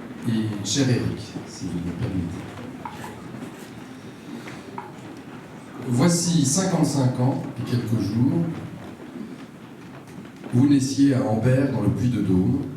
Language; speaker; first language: French; native; French